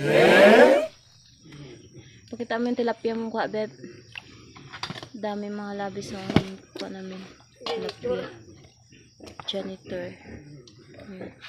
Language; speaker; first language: Filipino; non-native, local second language; Hiligaynon